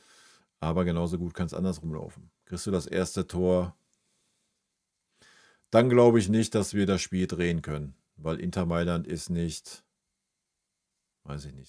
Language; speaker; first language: German; native; German